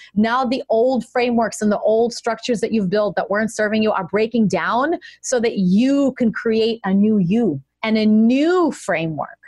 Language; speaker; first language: English; early bilingual, other home language; Russian